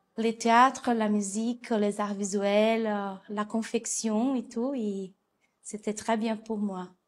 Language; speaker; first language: French; non-native, fluent; Portuguese